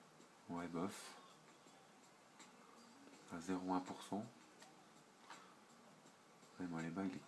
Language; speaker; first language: French; native; French